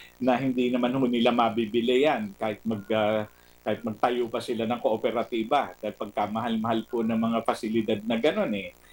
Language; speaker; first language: Filipino; native; Filipino